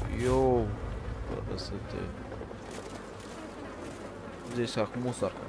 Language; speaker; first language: Russian; non-native, local second language; Romanian